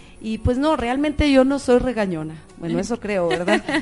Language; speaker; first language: Spanish; native; Spanish